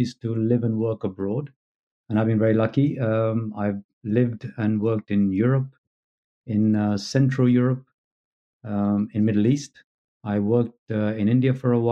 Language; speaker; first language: English; native; English